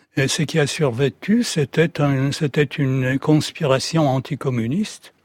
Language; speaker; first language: French; non-native, fluent; Russian